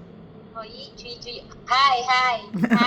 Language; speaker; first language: Cantonese; non-native, learner; Indonesian